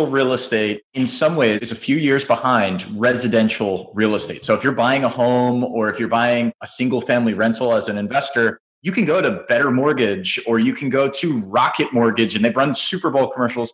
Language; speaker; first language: English; native; English